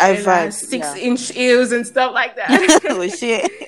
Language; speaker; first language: English; non-native, local second language; Yoruba